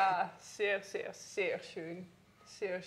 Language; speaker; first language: German; non-native, learner; Dutch